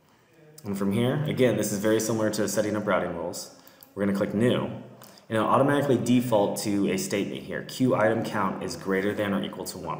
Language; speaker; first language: English; native; English